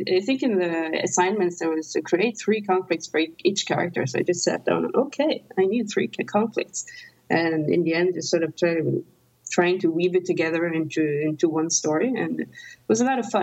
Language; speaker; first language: English; non-native, fluent; Norwegian